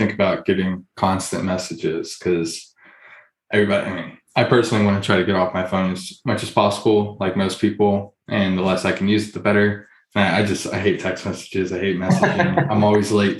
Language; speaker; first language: English; native; English